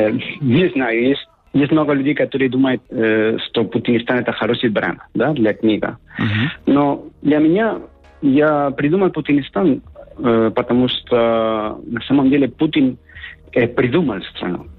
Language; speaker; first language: Russian; non-native, fluent; Spanish